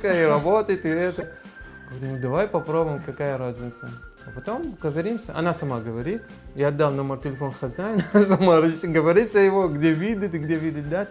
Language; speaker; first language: Russian; non-native, learner; Arabic